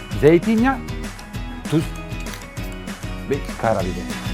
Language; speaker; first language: Turkish; non-native, fluent; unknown